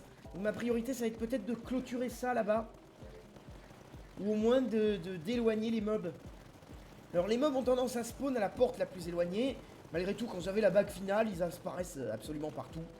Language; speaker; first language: French; native; French